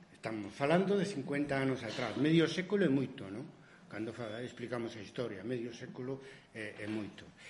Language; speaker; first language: Galician; non-native, local second language; Spanish